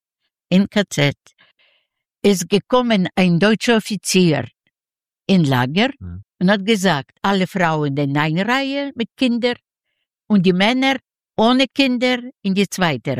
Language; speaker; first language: German; non-native, learner; Yiddish